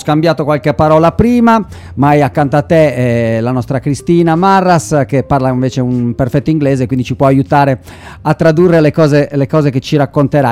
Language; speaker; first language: Italian; native; Italian